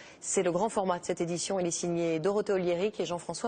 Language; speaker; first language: French; native; French